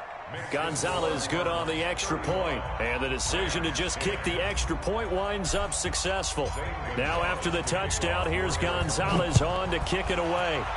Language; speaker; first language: English; native; English